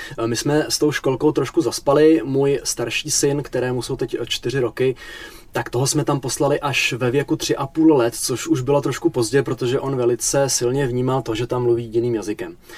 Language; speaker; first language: Czech; native; Czech